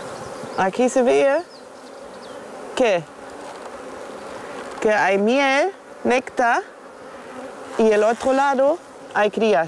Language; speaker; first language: Spanish; non-native, fluent; German